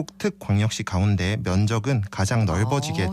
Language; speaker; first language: Korean; native; Korean